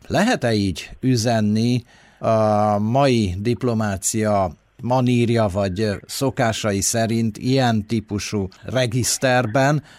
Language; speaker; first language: Hungarian; native; Hungarian